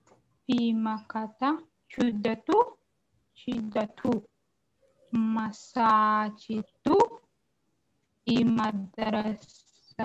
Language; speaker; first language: Arabic; non-native, learner; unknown